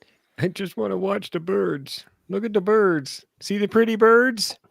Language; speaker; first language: English; native; English